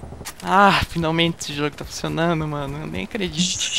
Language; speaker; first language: Portuguese; native; Portuguese